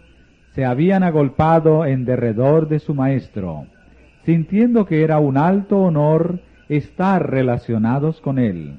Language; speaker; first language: Spanish; native; Spanish